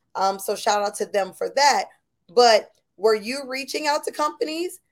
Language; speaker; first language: English; native; English